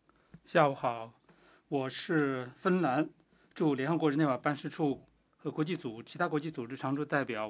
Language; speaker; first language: Chinese; non-native, fluent; Finnish